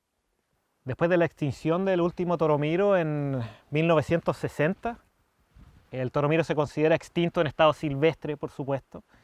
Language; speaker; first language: Spanish; native; Spanish